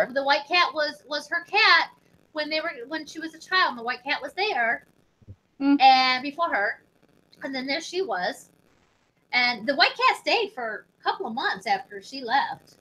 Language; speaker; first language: English; native; English